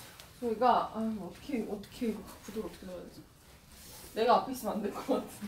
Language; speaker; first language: Korean; native; Korean